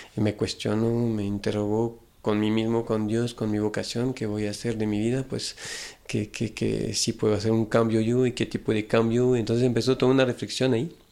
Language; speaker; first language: Spanish; non-native, fluent; French